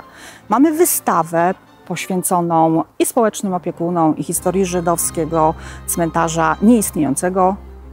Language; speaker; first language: Polish; native; Polish